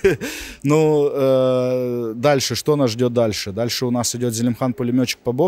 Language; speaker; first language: Russian; native; Russian